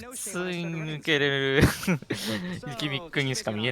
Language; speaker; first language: Japanese; native; Japanese